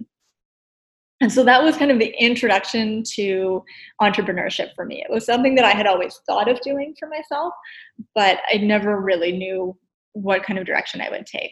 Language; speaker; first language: English; native; English